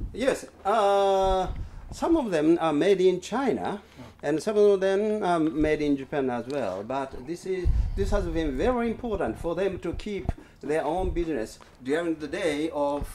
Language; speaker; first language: English; non-native, fluent; Japanese